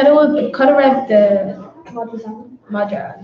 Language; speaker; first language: Irish; non-native, local second language; English